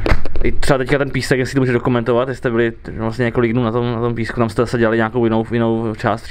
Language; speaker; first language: Czech; native; Czech